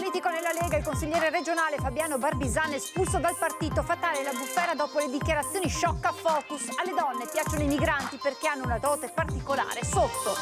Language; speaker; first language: Italian; native; Italian